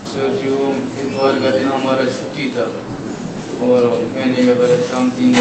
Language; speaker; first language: Hindi; non-native, local second language; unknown